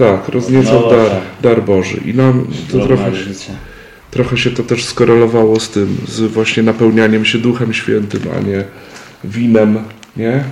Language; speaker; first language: Polish; native; Polish